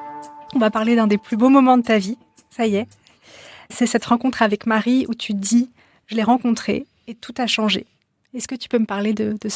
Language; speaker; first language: French; native; French